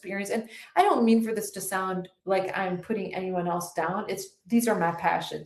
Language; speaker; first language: English; native; English